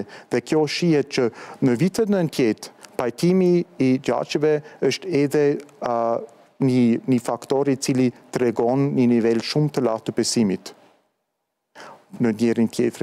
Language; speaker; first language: Albanian; non-native, fluent; German